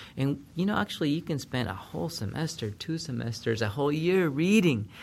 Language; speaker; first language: English; non-native, fluent; Spanish